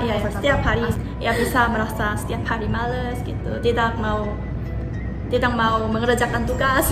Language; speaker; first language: Indonesian; non-native, fluent; Korean